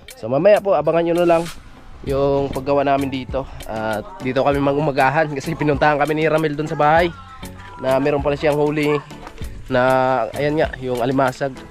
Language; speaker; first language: Filipino; non-native, local second language; Cebuano